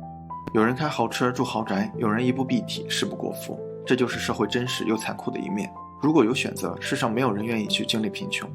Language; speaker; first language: Chinese; native; Chinese